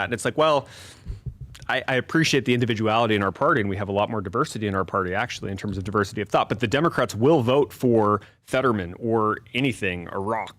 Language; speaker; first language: English; native; English